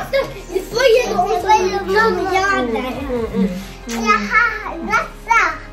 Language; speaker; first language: Swedish; early bilingual, other home language; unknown